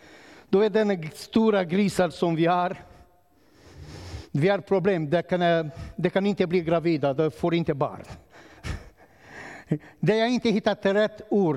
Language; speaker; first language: Swedish; non-native, learner; Romanian